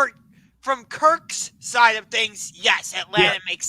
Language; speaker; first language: English; native; English